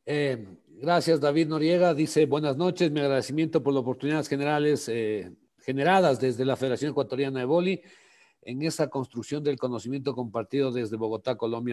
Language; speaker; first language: Spanish; native; Spanish